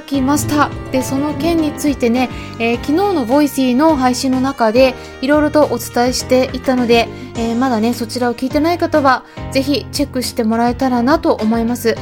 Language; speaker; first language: Japanese; native; Japanese